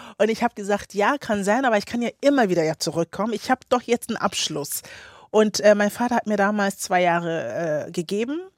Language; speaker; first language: German; early bilingual, other home language; Akan